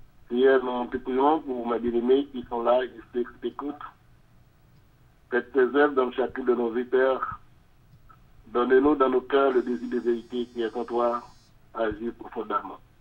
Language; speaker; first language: French; native; French